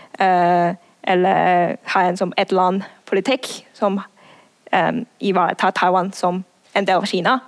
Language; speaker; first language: Norwegian; non-native, fluent; Cantonese